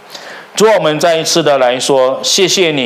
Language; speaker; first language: Chinese; native; Chinese